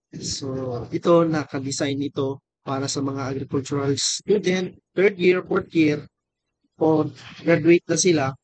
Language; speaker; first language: Filipino; non-native, local second language; Cebuano